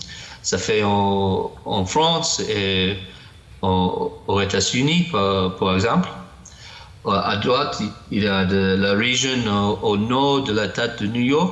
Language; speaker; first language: French; non-native, learner; English